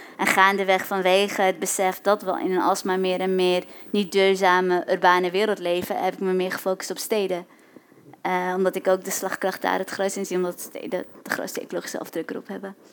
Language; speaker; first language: Dutch; early bilingual, other home language; Arabic